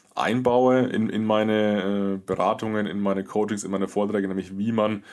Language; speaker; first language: German; native; German